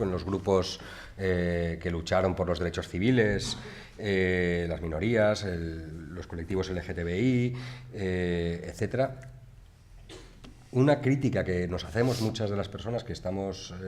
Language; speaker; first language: Spanish; non-native, local second language; Catalan